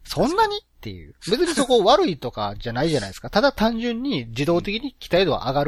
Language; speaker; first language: Japanese; native; Japanese